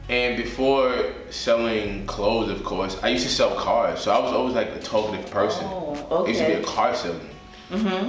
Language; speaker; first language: English; native; English